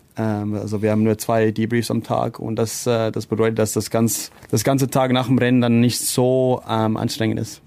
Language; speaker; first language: German; non-native, fluent; Afrikaans